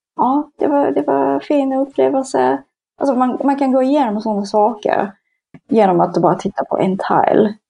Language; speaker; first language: Swedish; non-native, fluent; Japanese